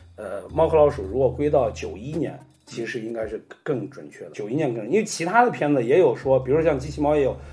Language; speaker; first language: Chinese; native; Chinese